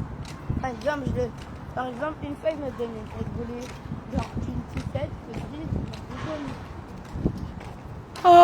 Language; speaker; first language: French; early bilingual, other home language; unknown